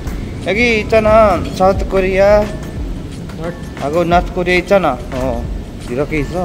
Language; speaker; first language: Korean; non-native, learner; Nepali